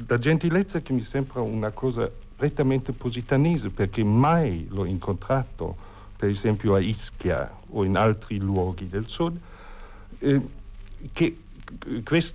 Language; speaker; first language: Italian; non-native, fluent; German